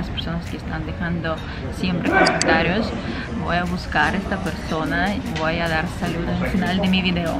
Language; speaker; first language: Spanish; non-native, fluent; Ukrainian